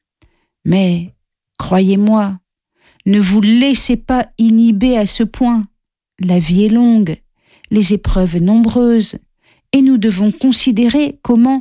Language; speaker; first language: French; native; French